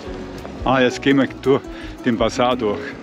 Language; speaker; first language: German; native; German